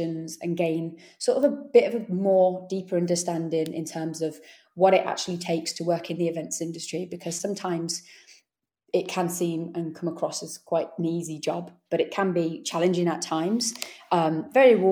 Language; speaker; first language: English; native; English